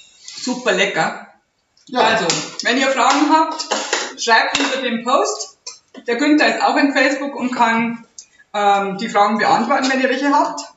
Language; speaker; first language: German; native; German